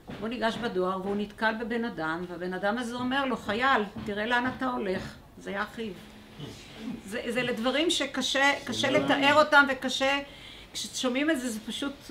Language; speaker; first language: Hebrew; early bilingual, other home language; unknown